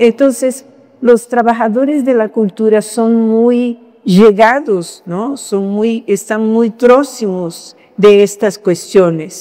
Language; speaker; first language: Spanish; non-native, fluent; Portuguese